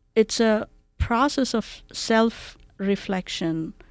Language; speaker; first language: English; non-native, local second language; Bangla